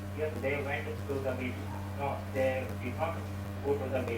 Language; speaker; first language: English; non-native, learner; Kannada